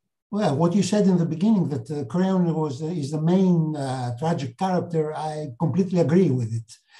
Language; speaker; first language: English; non-native, fluent; Greek